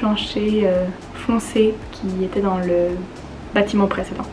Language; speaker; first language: French; native; French